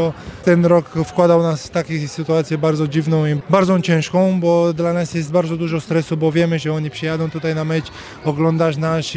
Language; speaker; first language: Polish; non-native, learner; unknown